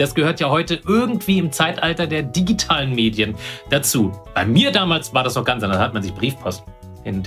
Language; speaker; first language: German; native; German